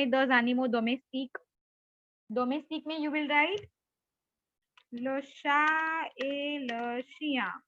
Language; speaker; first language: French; non-native, fluent; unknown